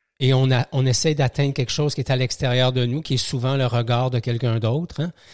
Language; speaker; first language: French; native; French